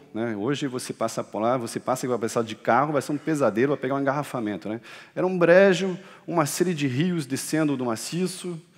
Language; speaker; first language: Portuguese; non-native, fluent; French